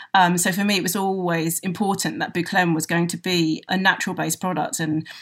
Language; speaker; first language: English; native; English